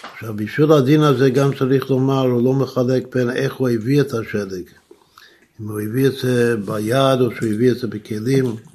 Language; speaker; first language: Hebrew; non-native, fluent; English